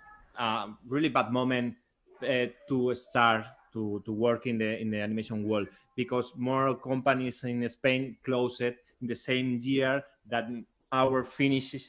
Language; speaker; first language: English; non-native, learner; Spanish